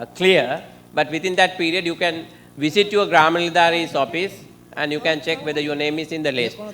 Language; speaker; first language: English; non-native, local second language; Sinhala